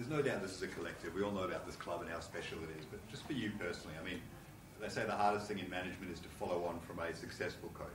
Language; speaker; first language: English; native; English